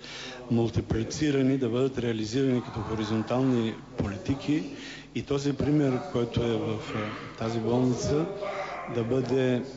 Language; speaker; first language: Bulgarian; native; Bulgarian